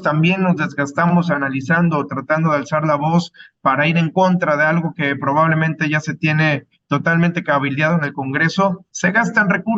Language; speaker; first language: Spanish; native; Spanish